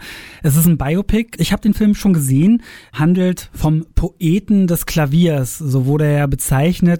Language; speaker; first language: German; native; German